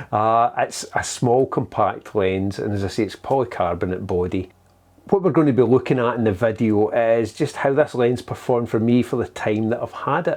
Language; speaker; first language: English; native; English